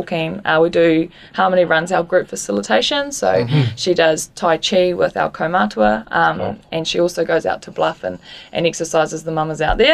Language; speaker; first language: English; native; English